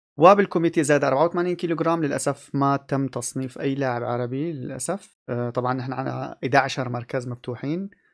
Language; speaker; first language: Arabic; native; Arabic